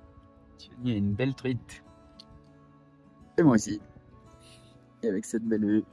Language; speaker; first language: French; native; French